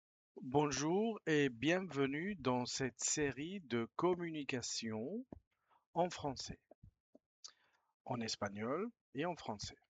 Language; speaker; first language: French; non-native, fluent; Spanish